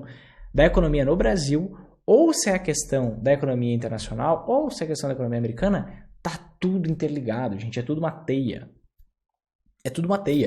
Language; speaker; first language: Portuguese; native; Portuguese